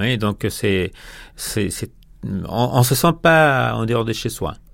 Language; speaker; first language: French; non-native, fluent; Spanish